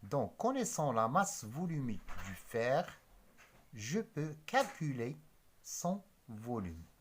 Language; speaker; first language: French; non-native, local second language; Arabic